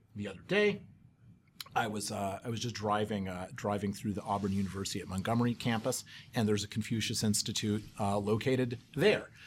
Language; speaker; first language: English; native; English